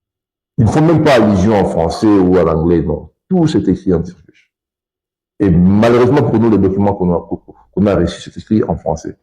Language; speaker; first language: French; non-native, local second language; Lingala